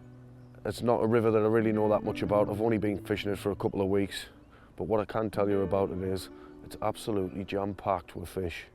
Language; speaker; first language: English; native; English